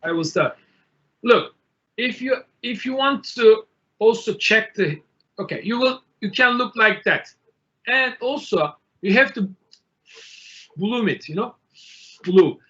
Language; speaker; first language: English; non-native, learner; Turkish